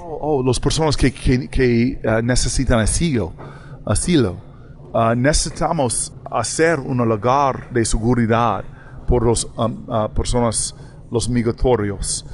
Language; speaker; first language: Spanish; non-native, learner; English